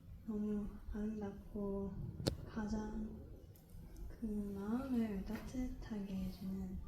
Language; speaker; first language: Korean; non-native, learner; Japanese